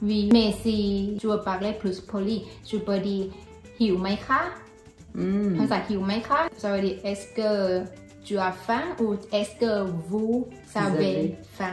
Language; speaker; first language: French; non-native, learner; Thai